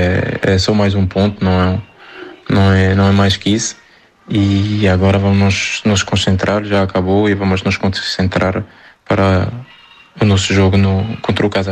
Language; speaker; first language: Portuguese; non-native, fluent; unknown